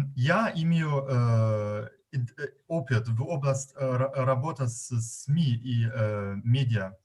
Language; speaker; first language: Russian; non-native, fluent; German